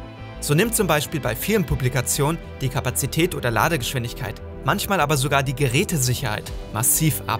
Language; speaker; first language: German; native; German